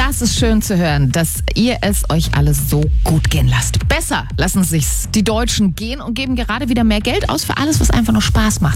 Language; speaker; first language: German; native; German